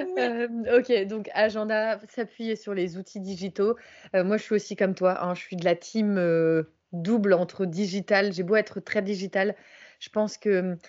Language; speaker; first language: French; native; French